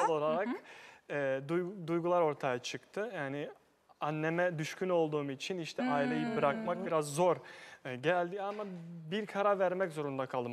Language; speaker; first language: Turkish; non-native, fluent; Bosnian